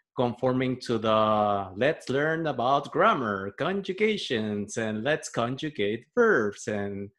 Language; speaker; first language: English; non-native, fluent; Spanish